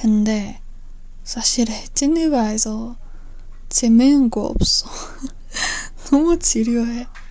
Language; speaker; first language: Korean; non-native, learner; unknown